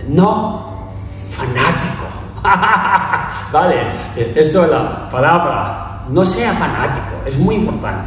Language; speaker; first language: Spanish; non-native, learner; Tibetan